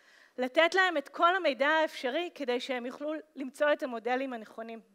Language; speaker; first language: Hebrew; native; Hebrew